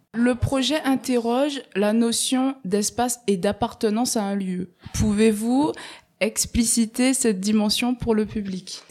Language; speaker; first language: French; native; French